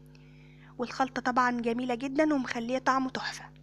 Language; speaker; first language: Arabic; native; Arabic